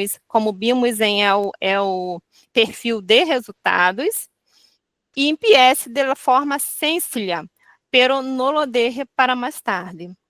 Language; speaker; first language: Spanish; non-native, learner; Portuguese